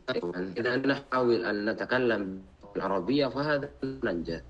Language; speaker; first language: Arabic; non-native, fluent; Indonesian